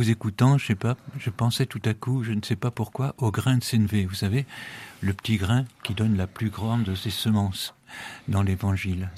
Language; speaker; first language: French; native; French